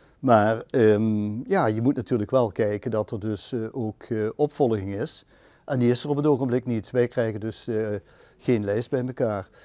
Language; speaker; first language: Dutch; native; Dutch